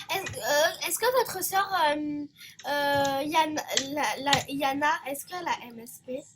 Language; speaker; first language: French; native; French